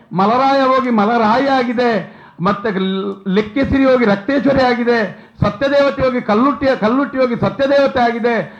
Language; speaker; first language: Kannada; non-native, local second language; Tulu